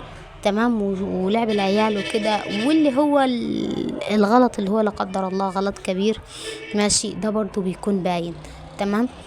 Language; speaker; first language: Arabic; native; Arabic